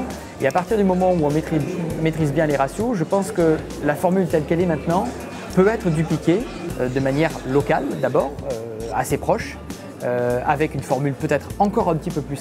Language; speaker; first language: French; native; French